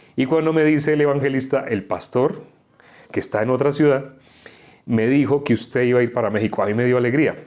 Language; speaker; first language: Spanish; native; Spanish